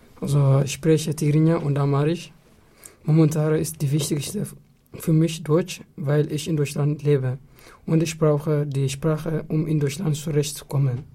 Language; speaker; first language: German; non-native, learner; Tigrinya